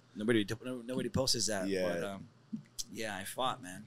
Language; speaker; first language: English; native; English